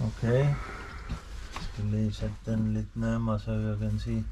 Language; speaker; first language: Danish; non-native, learner; Estonian